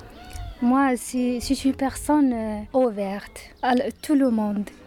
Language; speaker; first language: French; non-native, learner; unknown